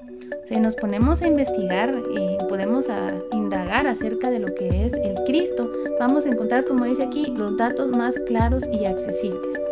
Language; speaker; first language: Spanish; native; Spanish